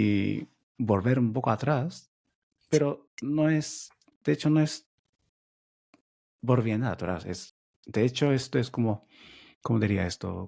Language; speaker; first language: Spanish; non-native, fluent; Japanese